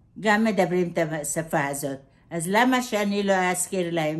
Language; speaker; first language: Hebrew; non-native, fluent; Aramaic